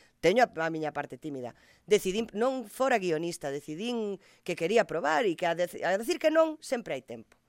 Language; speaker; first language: Galician; non-native, local second language; Spanish